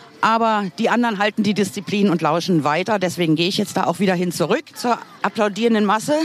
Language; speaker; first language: German; native; German